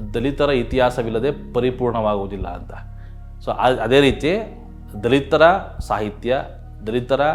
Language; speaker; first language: Kannada; native; Kannada